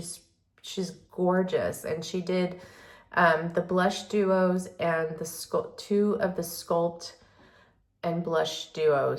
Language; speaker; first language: English; native; English